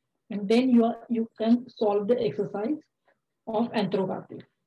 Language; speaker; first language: English; non-native, local second language; Marathi